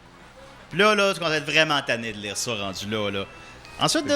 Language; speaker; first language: French; native; French